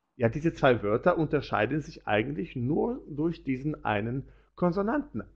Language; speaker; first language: German; non-native, fluent; Polish